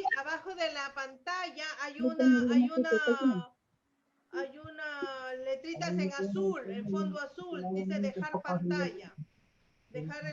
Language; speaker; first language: Spanish; native; Spanish